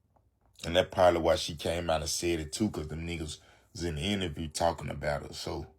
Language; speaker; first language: English; native; English